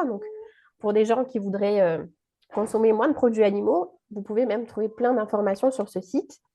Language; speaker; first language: French; native; French